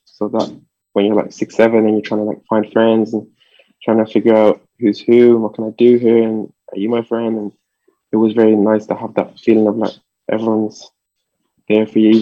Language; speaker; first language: English; early bilingual, other home language; French